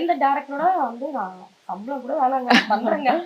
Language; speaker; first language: Tamil; native; Tamil